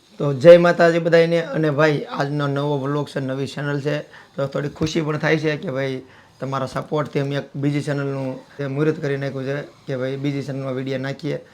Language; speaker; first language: Gujarati; native; Gujarati